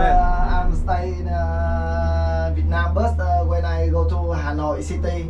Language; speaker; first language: English; non-native, learner; Vietnamese